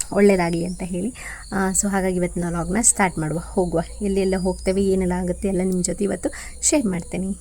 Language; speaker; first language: Kannada; non-native, local second language; Tulu